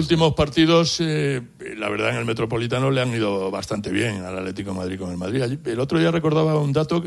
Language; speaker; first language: Spanish; native; Spanish